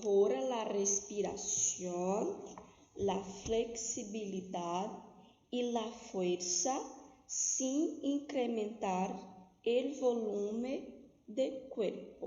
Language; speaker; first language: Spanish; non-native, fluent; Portuguese